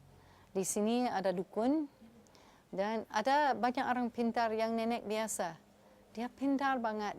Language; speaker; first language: Indonesian; non-native, fluent; English